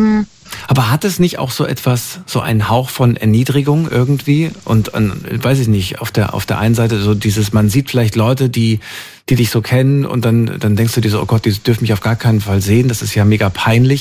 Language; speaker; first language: German; native; German